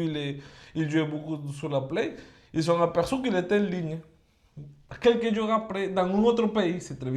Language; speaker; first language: French; non-native, fluent; Spanish